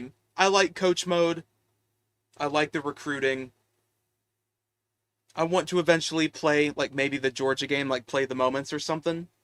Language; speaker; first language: English; native; English